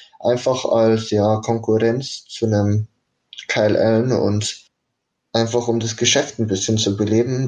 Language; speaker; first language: German; native; German